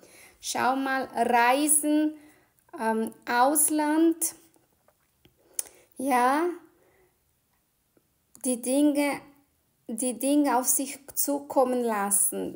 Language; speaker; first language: German; non-native, fluent; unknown